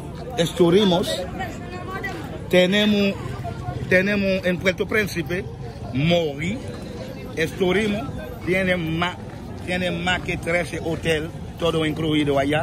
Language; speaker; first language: Spanish; non-native, fluent; Haitian Creole